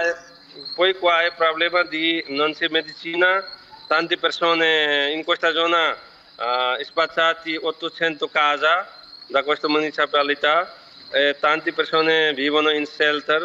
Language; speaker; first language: Italian; non-native, fluent; Nepali